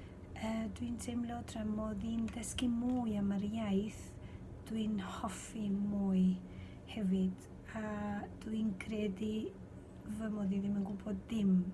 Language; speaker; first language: Welsh; non-native, fluent; Spanish